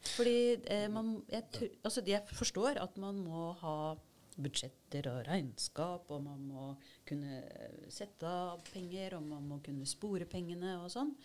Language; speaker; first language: Norwegian; native; Norwegian